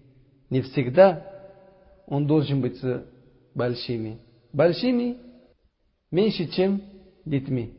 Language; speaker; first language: Russian; non-native, learner; Uzbek